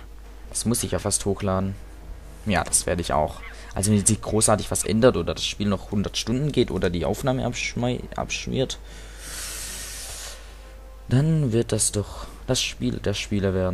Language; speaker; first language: German; native; German